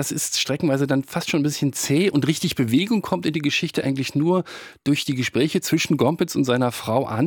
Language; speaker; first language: German; native; German